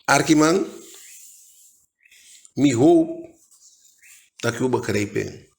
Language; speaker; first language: Dutch; non-native, local second language; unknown